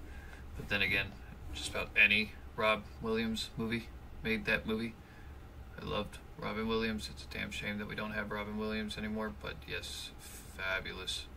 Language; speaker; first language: English; native; English